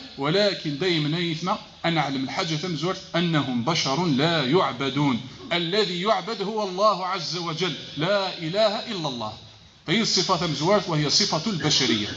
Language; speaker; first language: Arabic; non-native, local second language; Kabyle